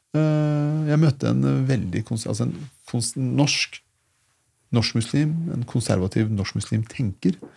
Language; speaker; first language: Norwegian; early bilingual, other home language; Persian